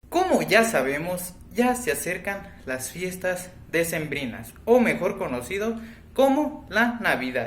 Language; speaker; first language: Spanish; native; Spanish